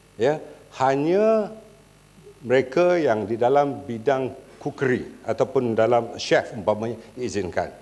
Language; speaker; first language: Malay; native; Malay